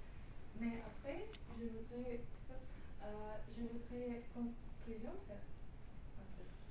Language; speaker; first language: French; non-native, learner; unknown